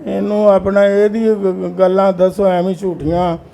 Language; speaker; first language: Urdu; non-native, local second language; Punjabi